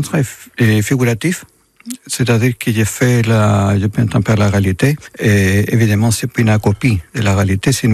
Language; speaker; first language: French; non-native, learner; Spanish